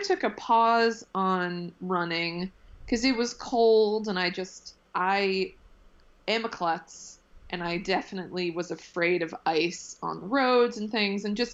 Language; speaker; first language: English; native; English